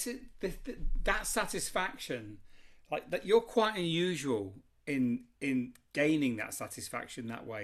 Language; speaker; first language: English; native; English